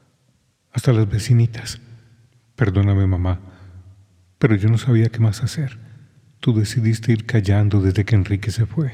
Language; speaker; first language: Spanish; native; Spanish